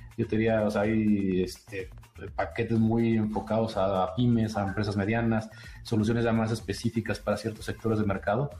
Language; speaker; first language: Spanish; native; Spanish